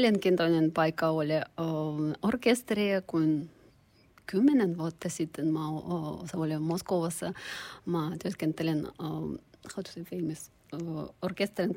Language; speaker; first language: Finnish; non-native, learner; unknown